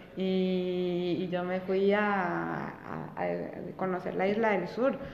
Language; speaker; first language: Spanish; early bilingual, heritage; Spanish